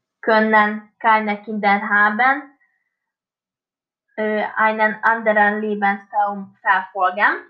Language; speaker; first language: German; non-native, learner; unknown